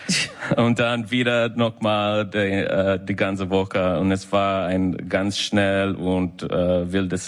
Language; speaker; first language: German; non-native, learner; English